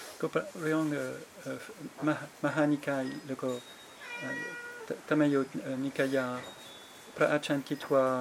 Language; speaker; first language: Thai; non-native, fluent; French